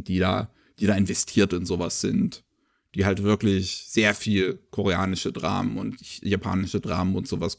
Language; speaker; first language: German; native; German